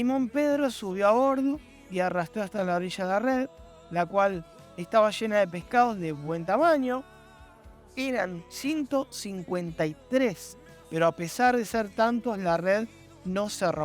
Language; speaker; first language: Spanish; native; Spanish